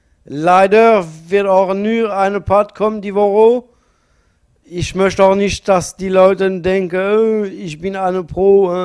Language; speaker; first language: German; non-native, learner; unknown